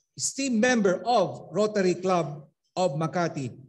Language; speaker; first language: English; non-native, local second language; Filipino